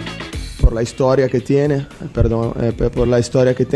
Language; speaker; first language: Portuguese; non-native, learner; Italian